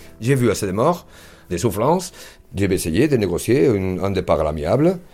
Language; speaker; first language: French; non-native, fluent; Spanish